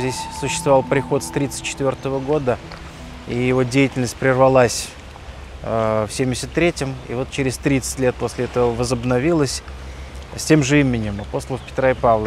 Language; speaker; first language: Russian; native; Russian